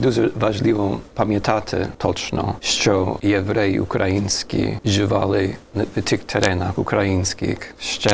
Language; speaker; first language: Ukrainian; non-native, fluent; German